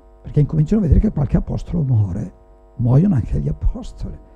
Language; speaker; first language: Italian; native; Italian